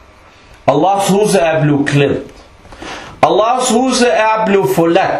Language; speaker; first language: Danish; non-native, local second language; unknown